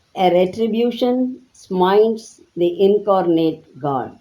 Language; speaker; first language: English; non-native, local second language; Tamil